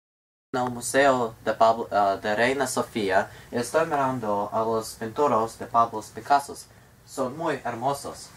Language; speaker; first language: Spanish; non-native, learner; English